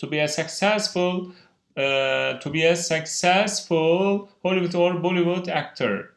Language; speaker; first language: English; non-native, fluent; Turkish